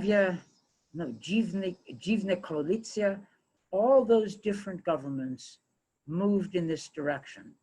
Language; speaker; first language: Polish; non-native, fluent; English